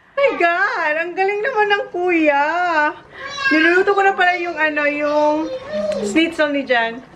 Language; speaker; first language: Filipino; non-native, local second language; Bikol